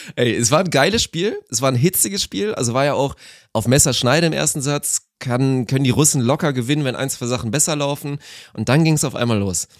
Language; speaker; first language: German; native; German